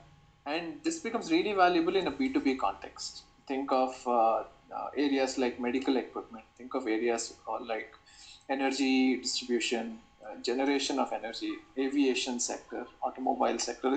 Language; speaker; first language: English; non-native, local second language; Kannada